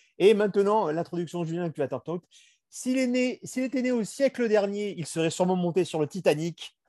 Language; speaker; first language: French; native; French